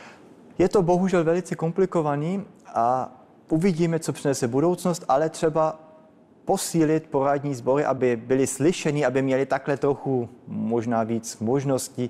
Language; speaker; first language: Czech; early bilingual, heritage; Czech